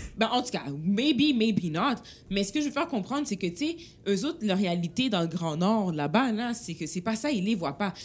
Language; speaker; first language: French; early bilingual, other home language; Haitian Creole